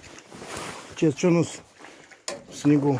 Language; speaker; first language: Russian; native; Russian